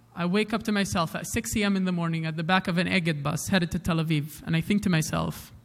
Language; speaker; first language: English; non-native, fluent; Arabic